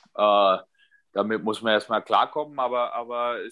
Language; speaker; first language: German; native; German